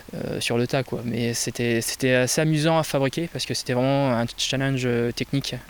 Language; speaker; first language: French; native; French